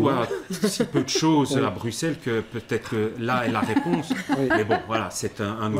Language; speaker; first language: French; native; French